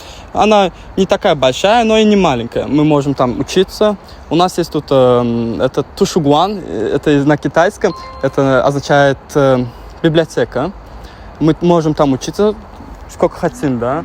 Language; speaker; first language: Russian; non-native, fluent; Turkmen